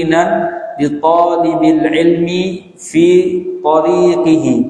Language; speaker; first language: Arabic; non-native, fluent; Indonesian